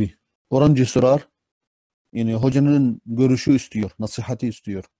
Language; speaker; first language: Turkish; non-native, learner; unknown